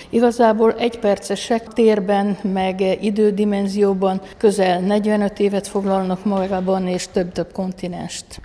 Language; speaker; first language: Hungarian; native; Hungarian